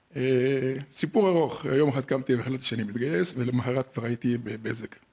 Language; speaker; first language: Hebrew; native; Hebrew